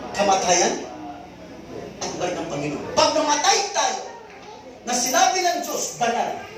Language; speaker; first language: Filipino; non-native, local second language; Cebuano